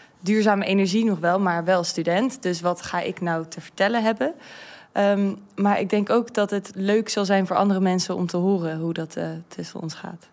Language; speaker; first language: Dutch; early bilingual, heritage; Dutch